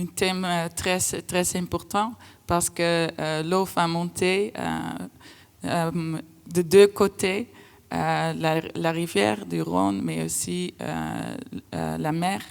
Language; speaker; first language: French; non-native, fluent; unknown